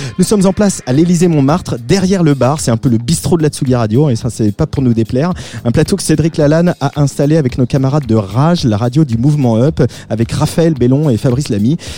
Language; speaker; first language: French; native; French